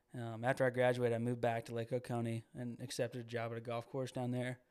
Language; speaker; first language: English; native; English